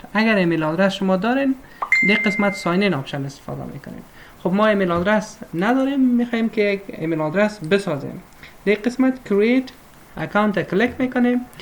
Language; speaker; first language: Persian; native; Persian